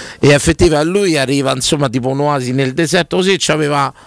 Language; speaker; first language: Italian; native; Italian